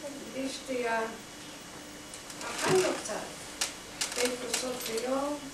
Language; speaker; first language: Hebrew; non-native, fluent; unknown